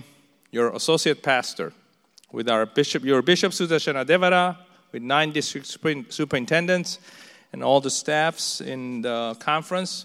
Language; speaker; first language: English; non-native, fluent; Korean